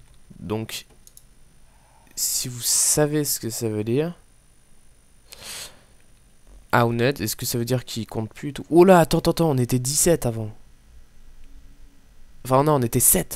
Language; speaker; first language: French; native; French